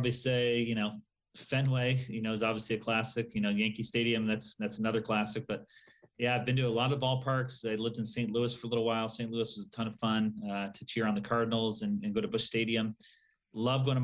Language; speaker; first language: English; native; English